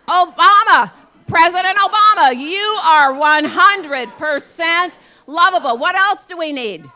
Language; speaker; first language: English; native; English